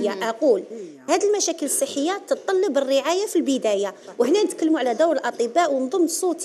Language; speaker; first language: Arabic; native; Arabic